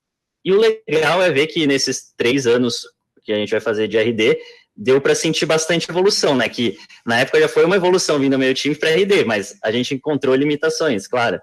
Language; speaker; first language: Portuguese; native; Portuguese